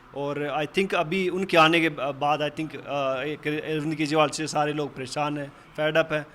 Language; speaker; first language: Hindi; native; Hindi